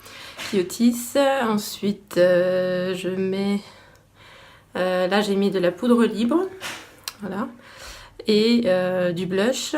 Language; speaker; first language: French; native; French